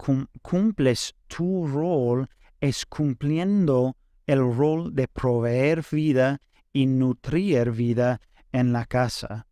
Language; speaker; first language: Spanish; non-native, fluent; English